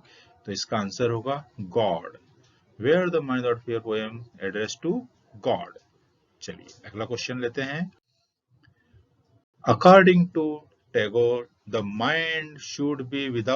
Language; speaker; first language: Hindi; native; Hindi